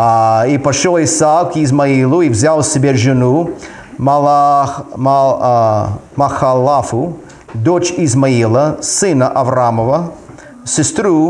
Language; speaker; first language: Russian; non-native, fluent; English